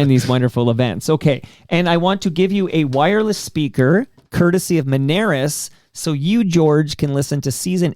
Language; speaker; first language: English; native; English